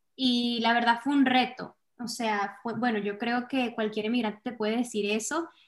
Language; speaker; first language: Spanish; native; Spanish